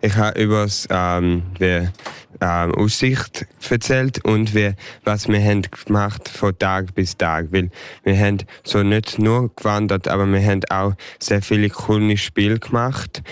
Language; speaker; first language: German; early bilingual, heritage; English